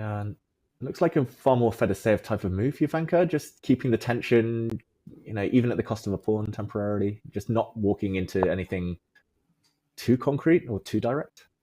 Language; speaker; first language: English; native; English